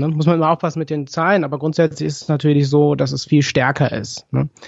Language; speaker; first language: German; native; German